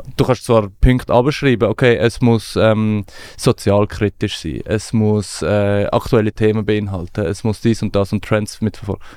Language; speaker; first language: German; early bilingual, other home language; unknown